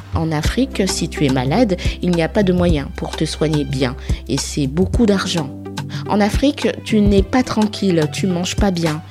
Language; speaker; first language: French; non-native, learner; Soninke